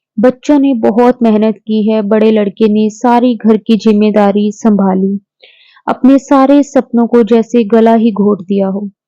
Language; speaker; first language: Hindi; native; Hindi